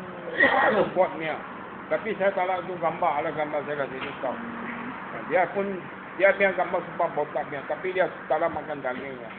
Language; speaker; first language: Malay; non-native, local second language; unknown